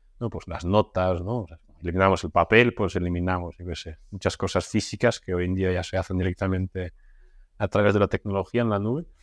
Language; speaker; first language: Spanish; non-native, fluent; Russian